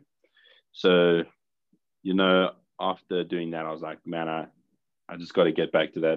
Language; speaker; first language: English; native; English